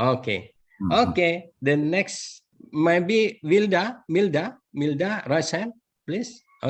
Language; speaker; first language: English; non-native, learner; Indonesian